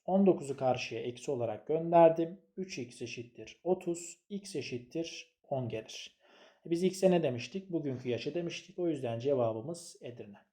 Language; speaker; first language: Turkish; native; Turkish